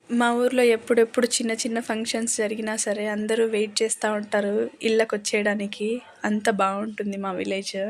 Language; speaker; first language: Telugu; non-native, local second language; Lambadi